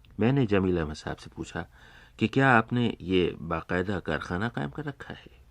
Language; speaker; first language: Urdu; native; Urdu